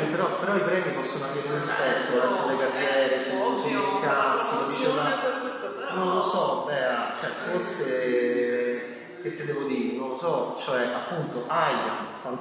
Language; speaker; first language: Italian; native; Italian